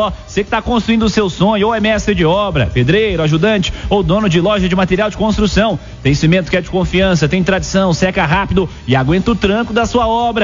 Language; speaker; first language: Portuguese; native; Portuguese